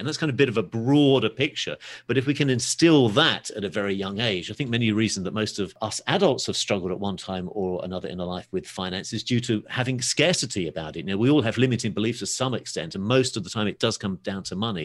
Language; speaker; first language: English; native; English